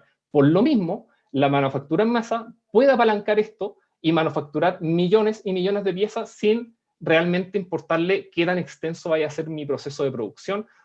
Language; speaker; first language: Spanish; native; Spanish